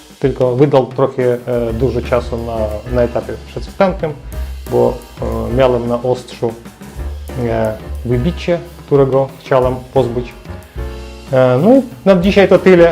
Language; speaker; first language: Polish; non-native, learner; Ukrainian